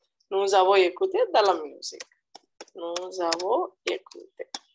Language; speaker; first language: French; non-native, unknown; Telugu